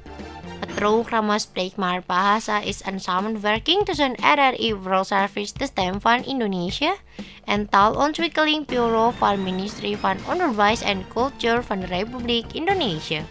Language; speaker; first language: Dutch; non-native, fluent; Indonesian